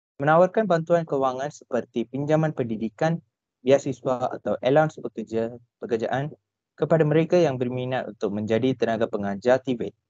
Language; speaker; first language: Malay; non-native, local second language; Tamil